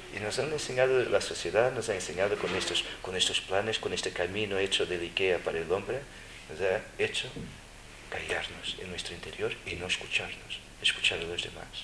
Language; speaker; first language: Spanish; native; Spanish